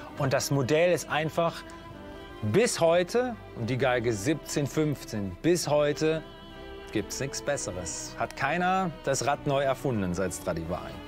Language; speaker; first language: German; native; German